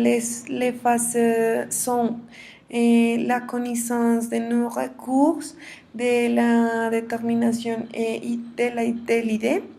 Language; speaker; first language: French; non-native, learner; Spanish